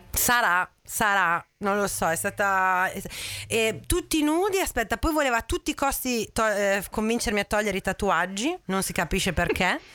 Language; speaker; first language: Italian; native; Italian